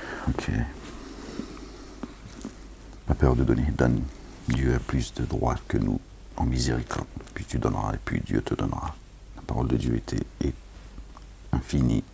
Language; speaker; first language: French; native; French